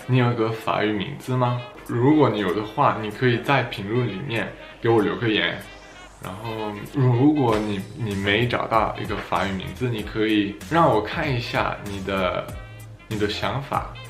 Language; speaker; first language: Chinese; non-native, fluent; French